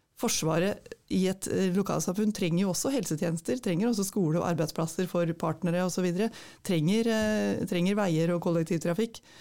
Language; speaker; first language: Norwegian; native; Norwegian